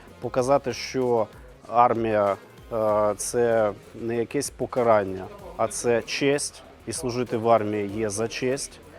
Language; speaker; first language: Ukrainian; native; Ukrainian